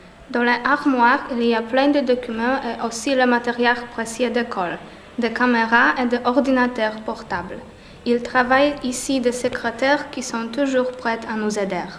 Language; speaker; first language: French; non-native, learner; Polish